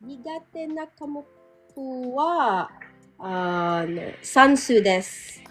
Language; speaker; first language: Japanese; non-native, learner; Filipino